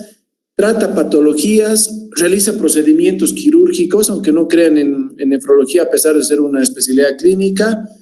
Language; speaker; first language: Spanish; native; Spanish